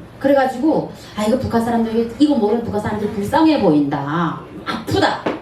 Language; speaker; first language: Korean; native; Korean